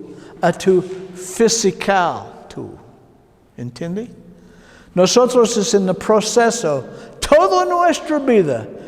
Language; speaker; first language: Spanish; non-native, learner; English